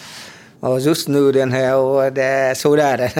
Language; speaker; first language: Swedish; non-native, learner; Vietnamese